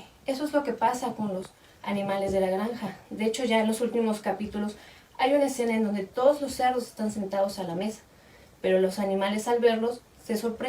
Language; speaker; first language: Spanish; native; Spanish